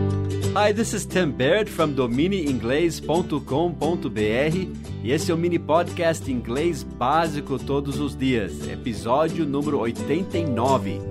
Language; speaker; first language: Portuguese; non-native, fluent; English